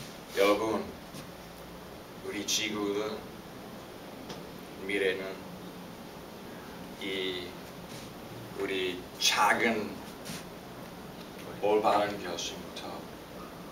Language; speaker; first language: Korean; non-native, fluent; English